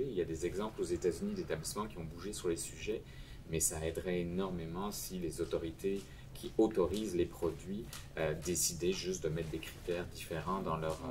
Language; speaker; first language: French; native; French